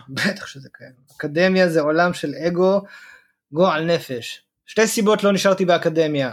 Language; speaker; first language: Hebrew; native; Hebrew